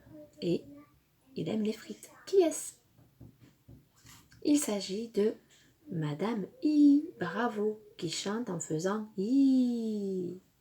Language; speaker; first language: French; native; French